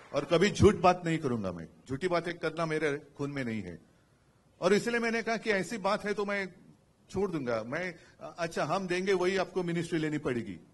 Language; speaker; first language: Hindi; non-native, local second language; Marathi